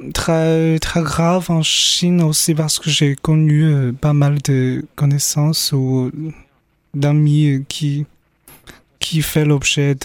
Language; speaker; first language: French; non-native, fluent; Chinese